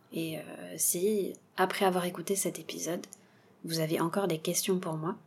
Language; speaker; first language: French; native; French